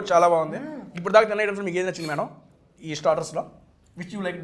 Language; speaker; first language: Telugu; native; Telugu